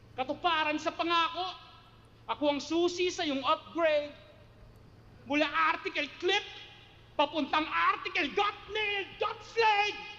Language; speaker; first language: Filipino; native; Filipino